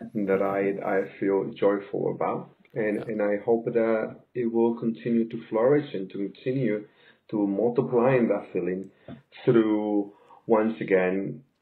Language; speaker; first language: English; native; English